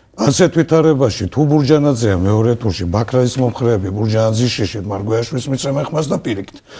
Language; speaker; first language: Georgian; native; Georgian